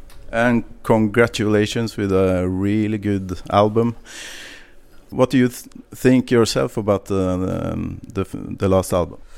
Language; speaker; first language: English; non-native, fluent; Norwegian